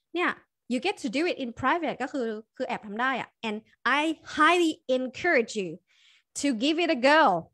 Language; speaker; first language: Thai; native; Thai